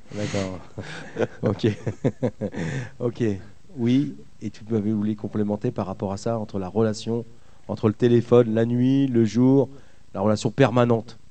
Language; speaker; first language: French; native; French